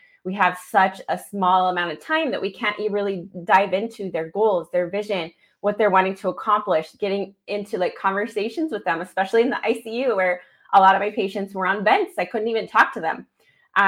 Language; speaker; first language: English; native; English